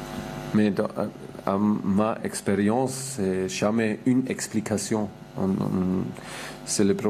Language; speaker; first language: French; non-native, fluent; German